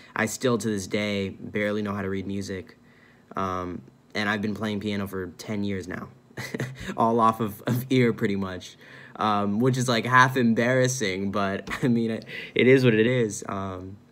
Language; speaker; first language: English; native; English